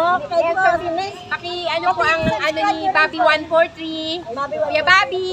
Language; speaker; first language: Filipino; native; Filipino